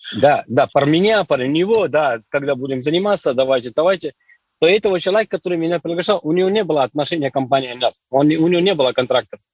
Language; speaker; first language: Russian; non-native, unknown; Hindi